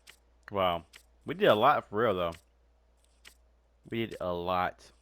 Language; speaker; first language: English; native; English